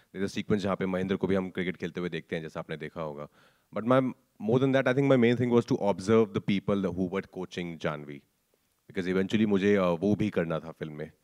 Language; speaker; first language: Hindi; native; Hindi